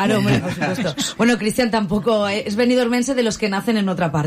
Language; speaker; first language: Spanish; native; Spanish